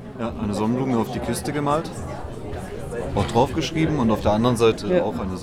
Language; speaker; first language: German; native; German